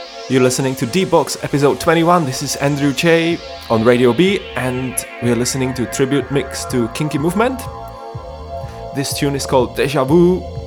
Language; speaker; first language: English; non-native, fluent; Czech